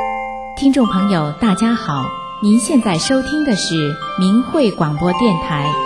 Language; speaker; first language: Chinese; native; Chinese